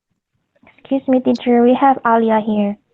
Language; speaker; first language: English; non-native, learner; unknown